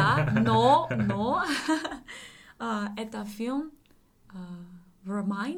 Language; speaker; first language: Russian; non-native, learner; English